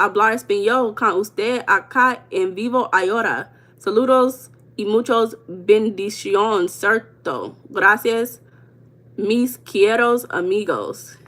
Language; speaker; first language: Spanish; non-native, learner; English